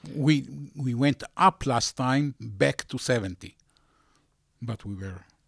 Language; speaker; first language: English; non-native, fluent; Hebrew